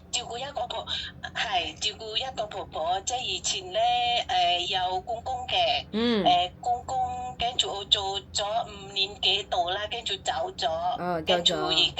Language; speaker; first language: Cantonese; non-native, fluent; Javanese